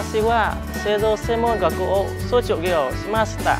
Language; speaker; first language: Japanese; non-native, learner; Vietnamese